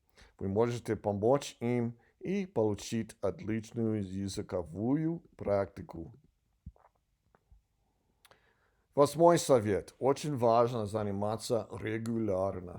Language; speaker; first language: Russian; non-native, learner; English